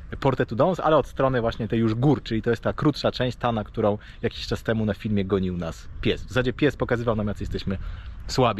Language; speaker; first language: Polish; native; Polish